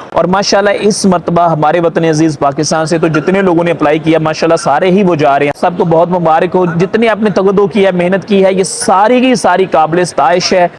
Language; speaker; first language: Urdu; non-native, local second language; Punjabi